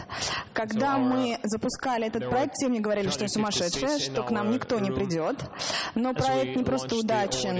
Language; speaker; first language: Russian; native; Russian